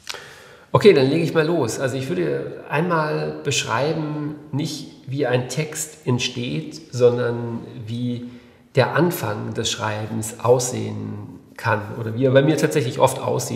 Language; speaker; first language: German; native; German